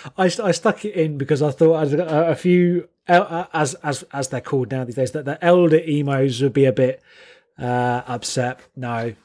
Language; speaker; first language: English; native; English